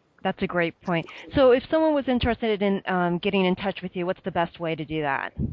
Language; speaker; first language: English; native; English